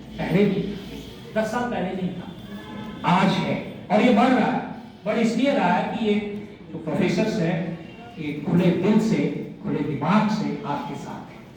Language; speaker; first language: Hindi; native; Hindi